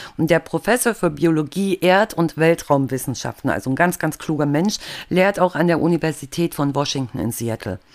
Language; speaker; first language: German; native; German